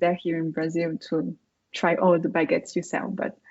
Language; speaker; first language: English; non-native, fluent; French